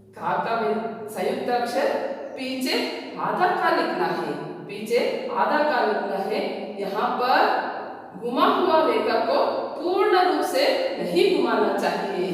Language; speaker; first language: Hindi; non-native, local second language; Kannada